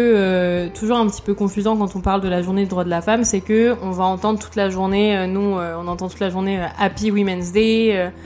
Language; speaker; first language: French; native; French